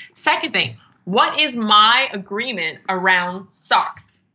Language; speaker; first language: English; native; English